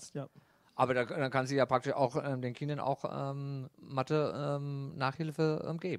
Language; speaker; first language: German; native; German